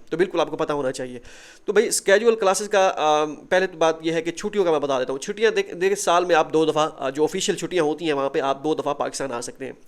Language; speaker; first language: Urdu; non-native, local second language; Saraiki